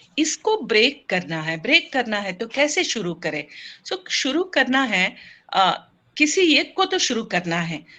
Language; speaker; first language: Hindi; non-native, local second language; Kannada